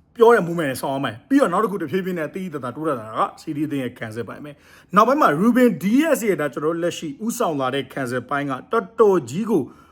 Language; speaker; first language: Burmese; native; Burmese